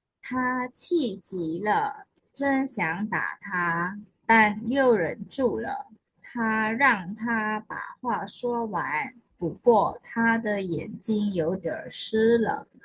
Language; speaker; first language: Chinese; non-native, fluent; Khmer